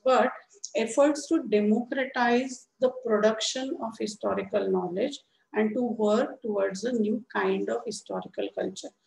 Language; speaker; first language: English; non-native, local second language; Marathi